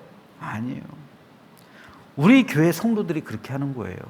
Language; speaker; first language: Korean; native; Korean